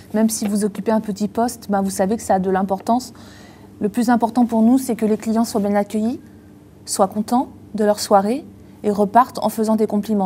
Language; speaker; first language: French; native; French